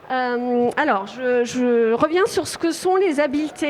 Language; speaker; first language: French; native; French